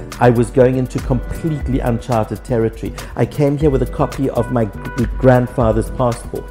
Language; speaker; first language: English; native; English